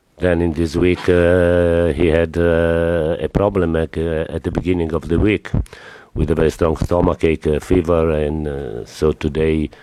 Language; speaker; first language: English; non-native, fluent; Italian